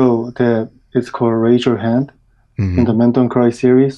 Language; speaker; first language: English; non-native, fluent; Korean